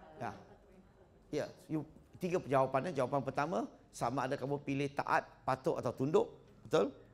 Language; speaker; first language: Malay; non-native, local second language; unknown